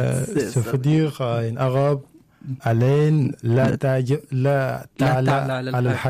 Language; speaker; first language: French; non-native, learner; Arabic